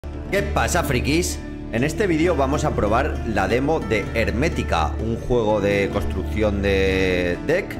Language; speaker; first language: Spanish; native; Spanish